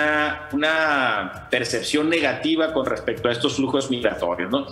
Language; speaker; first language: Spanish; native; Spanish